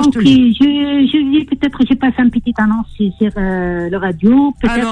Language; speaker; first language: French; non-native, learner; Arabic